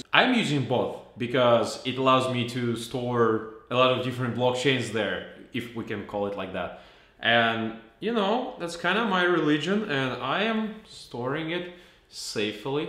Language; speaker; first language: English; non-native, fluent; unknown